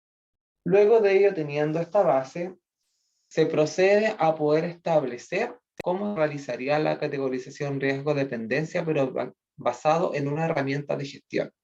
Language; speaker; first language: Spanish; native; Spanish